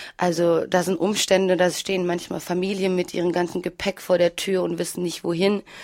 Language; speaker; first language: German; early bilingual, other home language; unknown